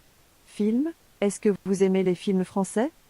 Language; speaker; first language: French; non-native, learner; Bangla